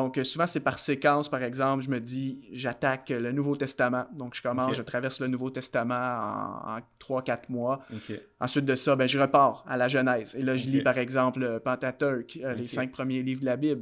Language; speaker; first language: French; native; French